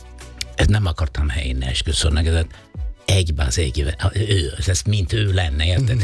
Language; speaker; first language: Hungarian; non-native, fluent; Italian